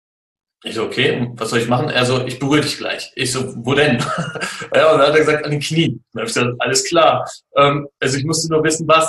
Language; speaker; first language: German; native; German